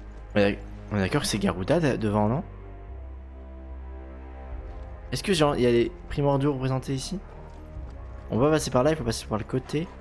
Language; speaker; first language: French; native; French